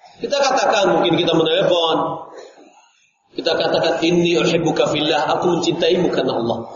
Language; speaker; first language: Indonesian; non-native, local second language; Minangkabau